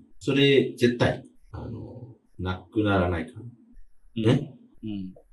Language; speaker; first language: Japanese; non-native, fluent; English